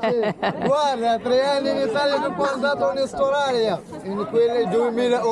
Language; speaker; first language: Italian; non-native, learner; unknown